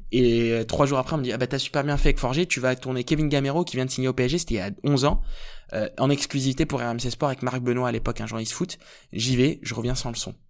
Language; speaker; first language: French; early bilingual, other home language; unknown